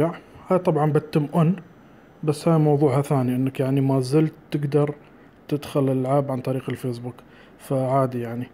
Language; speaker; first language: Arabic; native; Arabic